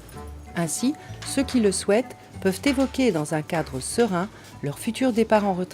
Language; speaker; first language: French; native; French